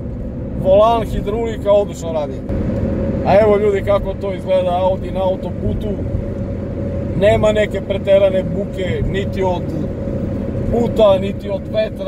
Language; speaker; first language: Serbian; native; Serbian